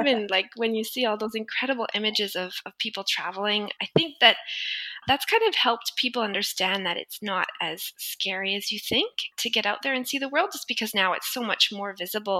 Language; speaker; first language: English; native; English